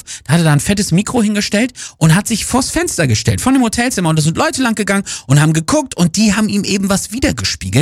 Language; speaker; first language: German; native; German